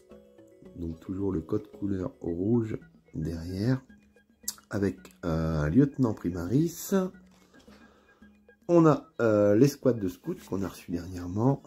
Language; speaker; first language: French; native; French